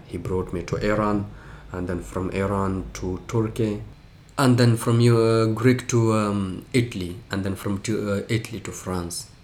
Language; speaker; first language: English; early bilingual, other home language; Persian